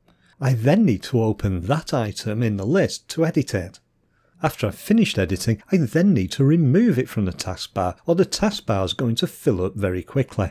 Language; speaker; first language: English; native; English